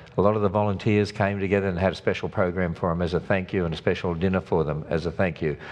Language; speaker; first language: English; native; English